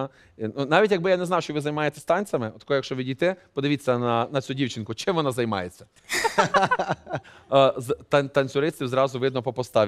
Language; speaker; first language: Ukrainian; native; Ukrainian